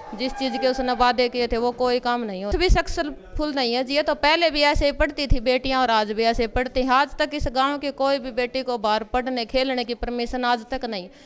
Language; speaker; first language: Hindi; native; Hindi